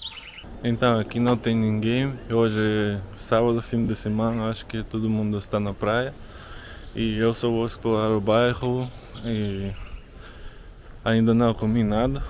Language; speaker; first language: Portuguese; non-native, learner; Russian